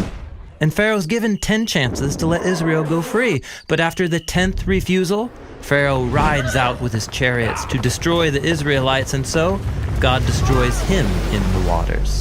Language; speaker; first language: English; native; English